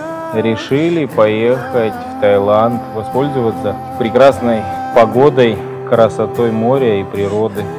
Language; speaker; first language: Russian; native; Russian